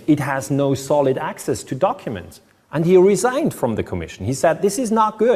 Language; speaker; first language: English; non-native, fluent; German